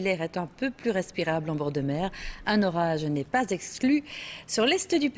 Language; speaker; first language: French; native; French